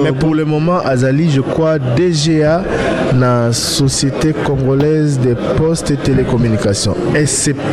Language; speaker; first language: French; non-native, local second language; Lingala